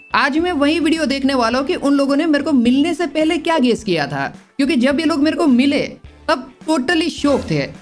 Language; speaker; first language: Hindi; non-native, local second language; Gujarati